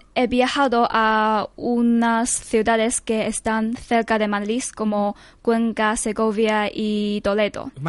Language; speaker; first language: Spanish; non-native, fluent; Chinese